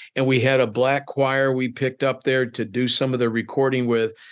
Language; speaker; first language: English; native; English